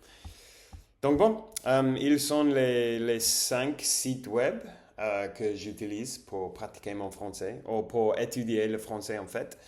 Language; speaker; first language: French; non-native, learner; English